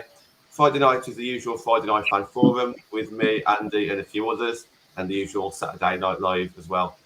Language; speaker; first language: English; native; English